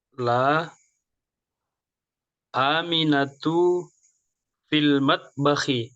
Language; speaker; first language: Arabic; non-native, learner; Indonesian